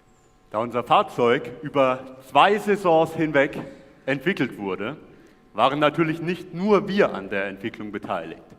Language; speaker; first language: German; native; German